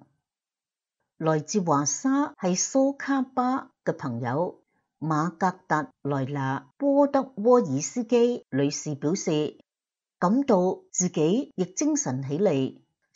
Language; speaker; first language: Chinese; non-native, local second language; Cantonese